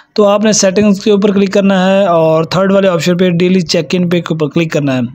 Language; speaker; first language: Urdu; non-native, local second language; Punjabi